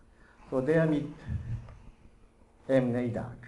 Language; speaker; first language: Swedish; non-native, fluent; Japanese